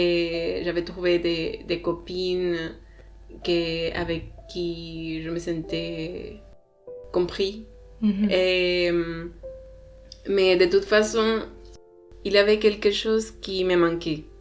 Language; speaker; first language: French; non-native, learner; Spanish